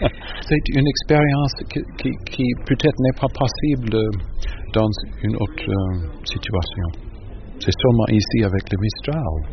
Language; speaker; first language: French; non-native, learner; English